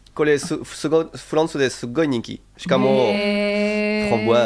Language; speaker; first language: Japanese; non-native, fluent; French